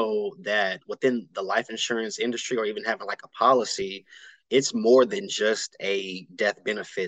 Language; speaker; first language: English; native; English